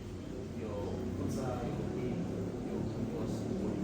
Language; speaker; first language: Chinese; non-native, learner; Indonesian